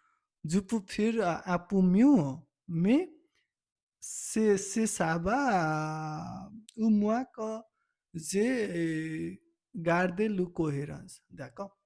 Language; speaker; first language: French; non-native, learner; Nepali